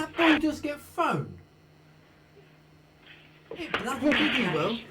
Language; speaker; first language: English; native; English